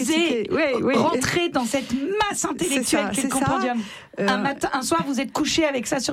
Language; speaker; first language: French; native; French